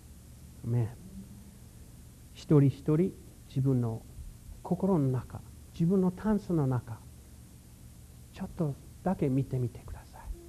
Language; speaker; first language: Japanese; non-native, fluent; English